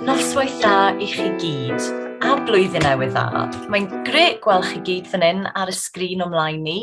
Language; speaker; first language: Welsh; native; Welsh